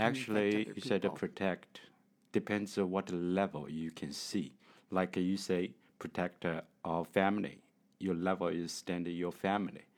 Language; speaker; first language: English; non-native, learner; Chinese